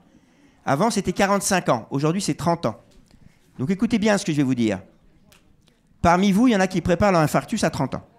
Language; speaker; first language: French; native; French